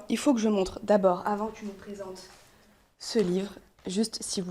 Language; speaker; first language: French; early bilingual, other home language; Portuguese